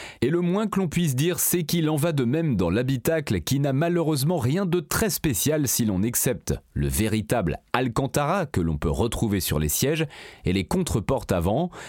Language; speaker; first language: French; native; French